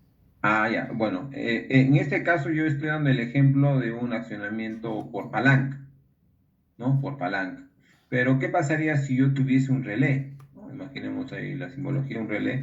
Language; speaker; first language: Spanish; native; Spanish